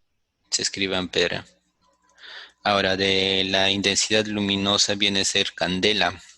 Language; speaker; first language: Spanish; native; Spanish